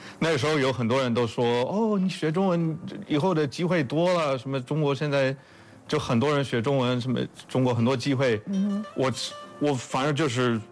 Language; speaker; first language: Chinese; non-native, fluent; English